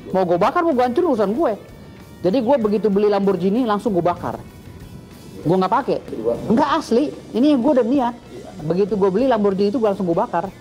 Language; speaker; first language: Indonesian; native; Indonesian